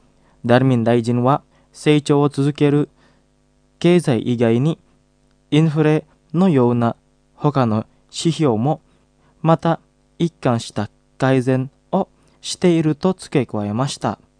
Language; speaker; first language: Japanese; non-native, fluent; Indonesian